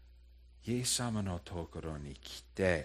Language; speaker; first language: Japanese; non-native, fluent; English